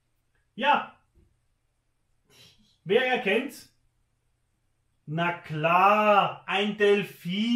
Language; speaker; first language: German; native; German